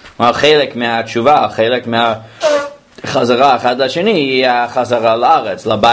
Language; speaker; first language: Hebrew; non-native, fluent; English